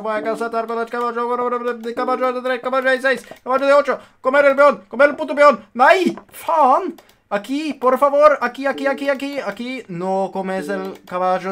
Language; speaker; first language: Spanish; native; Spanish